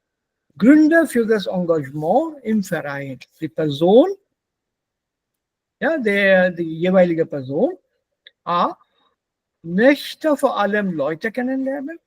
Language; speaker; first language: German; non-native, fluent; Hindi